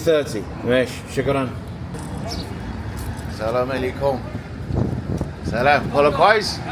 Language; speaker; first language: Arabic; non-native, learner; English